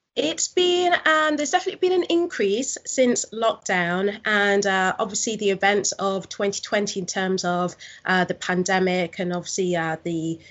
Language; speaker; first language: English; native; English